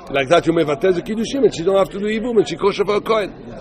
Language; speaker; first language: English; non-native, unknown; Hebrew